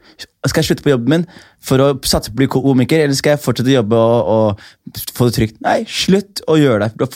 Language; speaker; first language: Norwegian; early bilingual, other home language; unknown